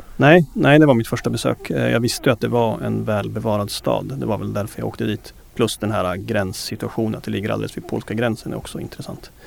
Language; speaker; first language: Swedish; native; Swedish